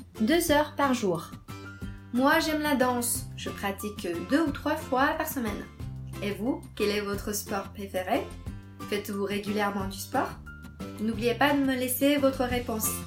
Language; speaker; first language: French; non-native, fluent; Chinese